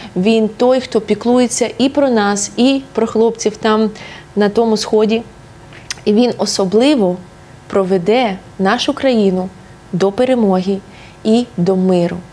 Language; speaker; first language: Ukrainian; non-native, local second language; Russian